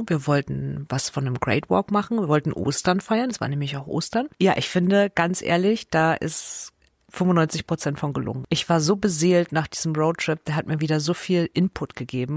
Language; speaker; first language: German; native; German